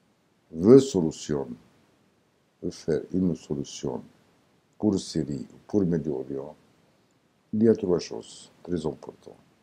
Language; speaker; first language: French; non-native, learner; Arabic